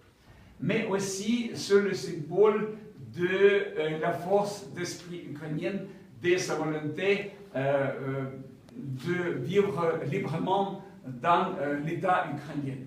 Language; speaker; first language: French; non-native, fluent; Ukrainian